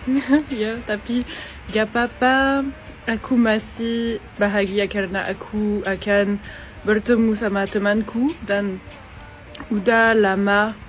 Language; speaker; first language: Indonesian; non-native, learner; French